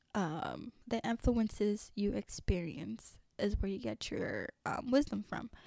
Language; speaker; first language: English; early bilingual, other home language; French